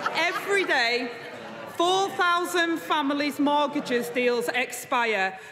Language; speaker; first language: English; native; English